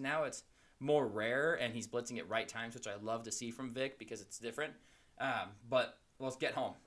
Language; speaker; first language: English; native; English